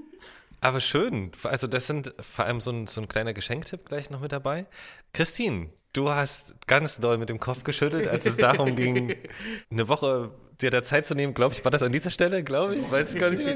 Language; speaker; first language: German; native; German